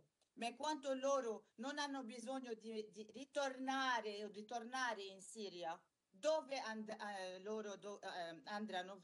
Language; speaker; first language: Italian; non-native, learner; Arabic